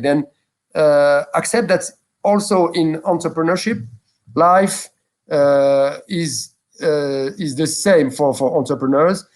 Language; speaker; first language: English; non-native, local second language; French